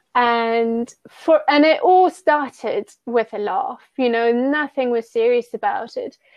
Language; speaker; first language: English; early bilingual, other home language; Persian